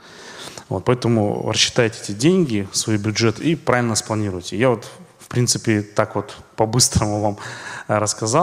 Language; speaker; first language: Russian; native; Russian